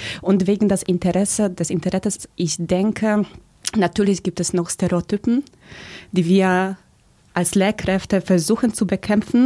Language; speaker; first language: German; early bilingual, other home language; Polish